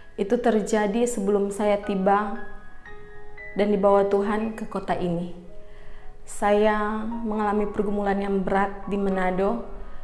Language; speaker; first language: Indonesian; native; Indonesian